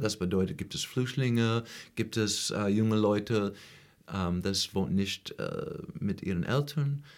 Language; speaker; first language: German; non-native, learner; English